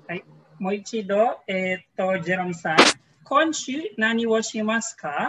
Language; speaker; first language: Japanese; non-native, fluent; Filipino